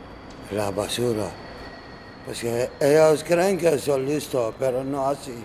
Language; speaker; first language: Spanish; non-native, learner; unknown